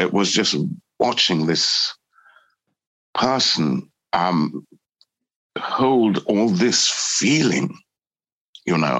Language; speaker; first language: English; native; English